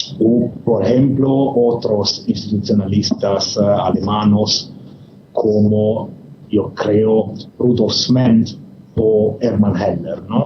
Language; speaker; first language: Spanish; non-native, fluent; Italian